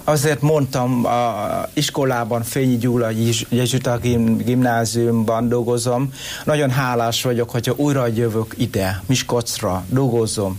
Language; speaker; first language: Hungarian; non-native, learner; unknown